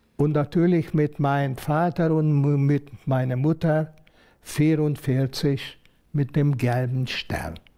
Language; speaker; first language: German; non-native, fluent; Hungarian